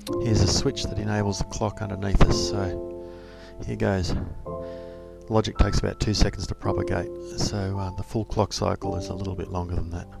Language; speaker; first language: English; native; English